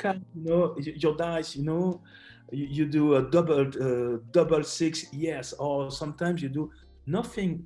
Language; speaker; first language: English; non-native, learner; French